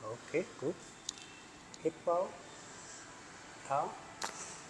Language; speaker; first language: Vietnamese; non-native, learner; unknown